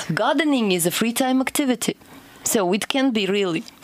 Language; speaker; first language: English; non-native, fluent; Russian